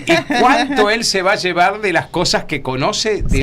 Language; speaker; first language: Spanish; native; Spanish